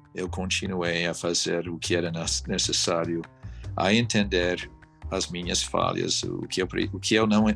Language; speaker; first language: Portuguese; non-native, fluent; English